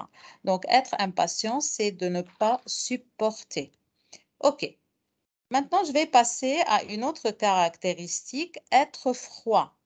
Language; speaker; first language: French; non-native, fluent; Arabic